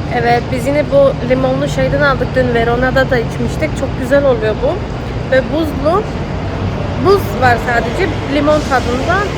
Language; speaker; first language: Turkish; early bilingual, heritage; Turkish